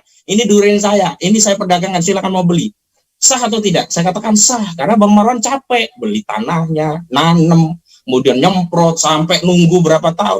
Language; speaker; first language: Indonesian; native; Indonesian